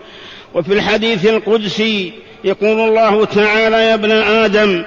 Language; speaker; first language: Arabic; native; Arabic